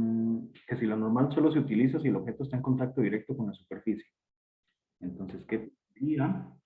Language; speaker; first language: Spanish; native; Spanish